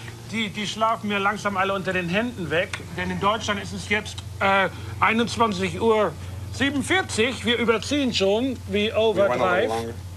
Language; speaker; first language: German; native; German